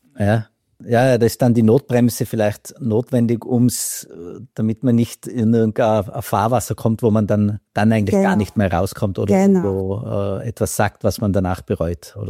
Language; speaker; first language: German; native; German